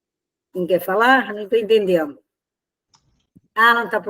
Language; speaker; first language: Portuguese; native; Portuguese